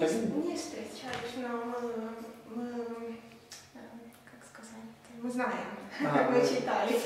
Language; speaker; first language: Russian; non-native, local second language; Estonian